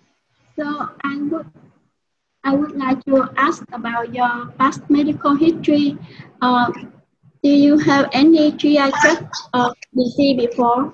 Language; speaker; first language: English; non-native, learner; Vietnamese